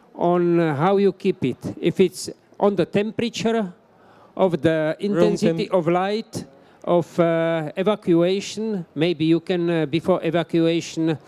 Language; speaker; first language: English; non-native, fluent; Czech